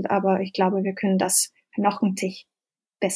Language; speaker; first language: German; non-native, fluent; Danish